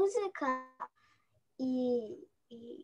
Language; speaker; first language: Russian; early bilingual, heritage; Russian